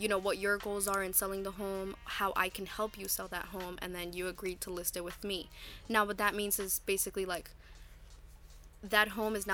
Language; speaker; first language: English; native; English